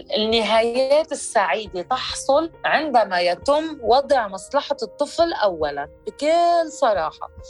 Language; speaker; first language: Arabic; native; Arabic